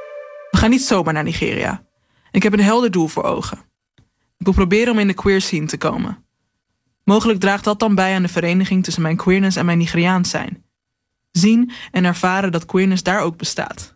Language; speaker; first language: Dutch; native; Dutch